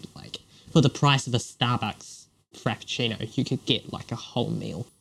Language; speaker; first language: English; non-native, local second language; Cantonese